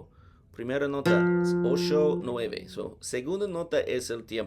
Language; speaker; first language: Spanish; non-native, learner; English